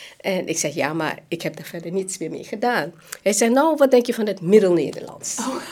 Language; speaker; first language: Dutch; non-native, local second language; Hakka Chinese